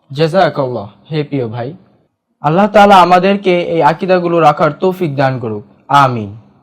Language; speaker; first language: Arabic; non-native, learner; Bangla